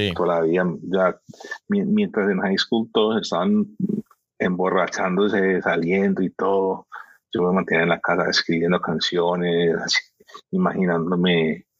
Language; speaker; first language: Spanish; early bilingual, heritage; Spanish